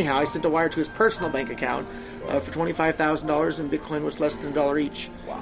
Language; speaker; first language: English; native; English